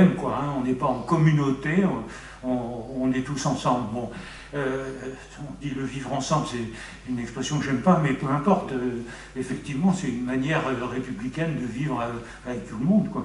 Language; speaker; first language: French; native; French